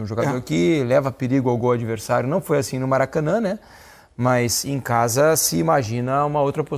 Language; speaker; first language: Portuguese; native; Portuguese